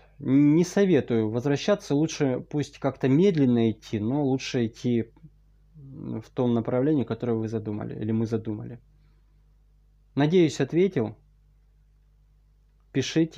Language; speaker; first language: Russian; native; Russian